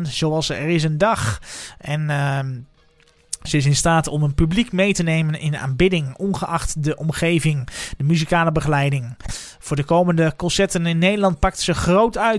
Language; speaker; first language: Dutch; native; Dutch